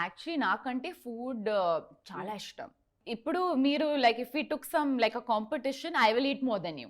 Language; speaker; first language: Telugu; non-native, learner; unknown